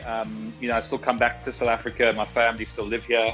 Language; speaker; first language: English; native; English